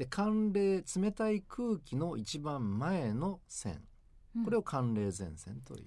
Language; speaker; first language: Japanese; native; Japanese